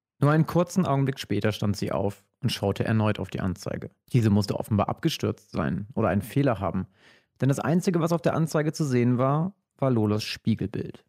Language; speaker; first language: German; native; German